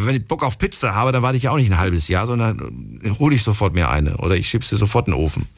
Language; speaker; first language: German; native; German